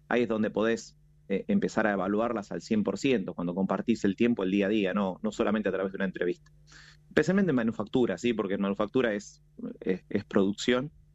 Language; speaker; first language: Spanish; native; Spanish